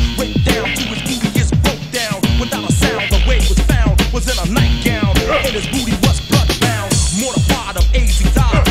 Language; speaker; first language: English; native; English